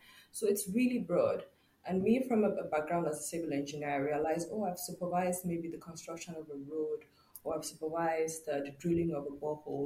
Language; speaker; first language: English; non-native, local second language; Yoruba